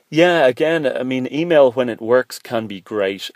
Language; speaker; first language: English; native; English